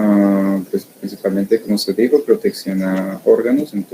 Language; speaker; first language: Spanish; native; Spanish